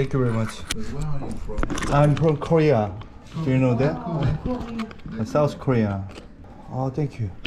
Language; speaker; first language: English; non-native, learner; Korean